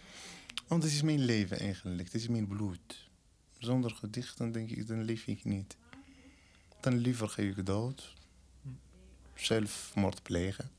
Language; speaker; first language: Dutch; non-native, learner; Berber languages